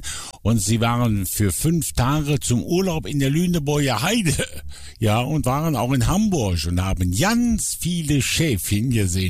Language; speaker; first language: German; native; German